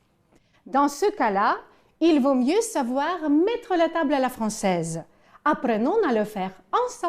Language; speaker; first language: French; non-native, fluent; Ukrainian